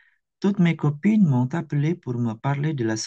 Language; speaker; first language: French; non-native, fluent; Indonesian